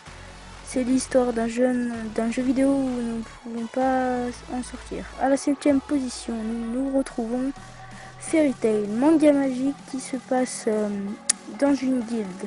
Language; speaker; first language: French; native; French